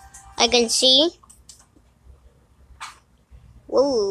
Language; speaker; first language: English; native; English